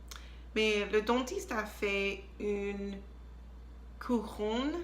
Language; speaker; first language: French; non-native, learner; English